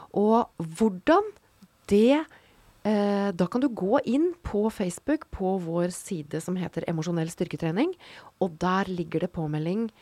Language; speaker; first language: Norwegian; native; Norwegian